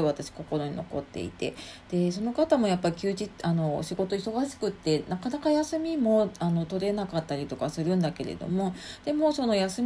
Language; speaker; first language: Japanese; native; Japanese